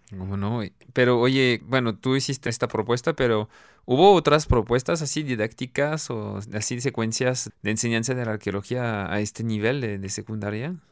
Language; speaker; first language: Spanish; non-native, fluent; French